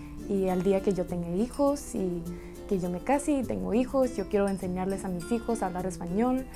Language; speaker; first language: Spanish; early bilingual, heritage; English